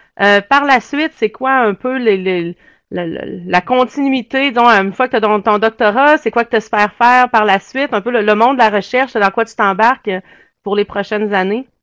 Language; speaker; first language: French; native; French